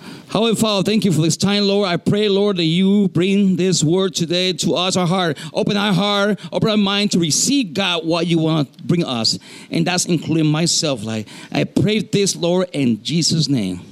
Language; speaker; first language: English; non-native, local second language; Spanish